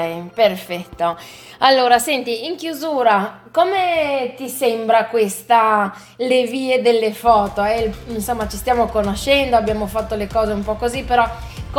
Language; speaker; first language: Italian; native; Italian